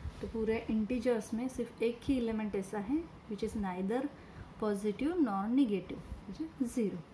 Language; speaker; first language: Hindi; non-native, local second language; Marathi